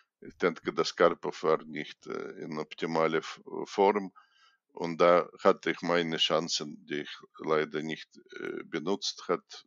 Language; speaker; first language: German; non-native, fluent; Russian